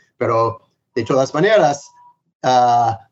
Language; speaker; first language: Spanish; non-native, fluent; English